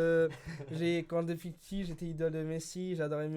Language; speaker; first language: French; early bilingual, other home language; Spanish